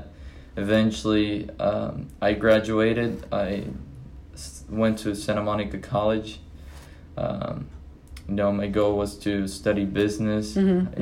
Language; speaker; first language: English; non-native, fluent; Portuguese